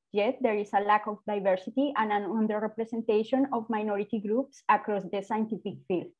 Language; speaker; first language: English; non-native, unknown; Spanish